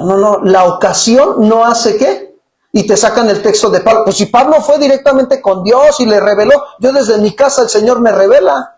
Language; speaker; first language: Spanish; native; Spanish